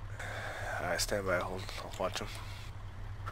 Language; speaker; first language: English; native; English